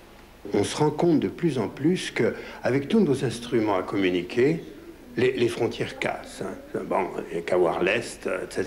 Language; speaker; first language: French; native; French